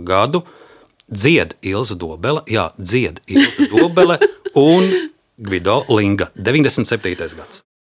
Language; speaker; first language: Latvian; native; Latvian